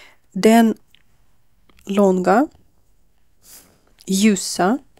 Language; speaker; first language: Swedish; non-native, learner; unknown